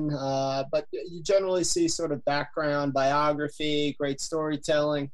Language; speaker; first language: English; native; English